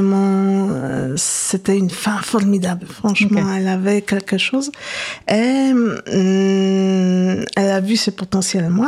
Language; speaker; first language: French; non-native, fluent; Polish